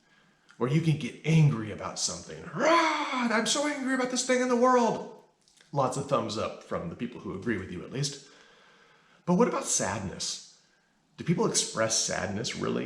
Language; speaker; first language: English; native; English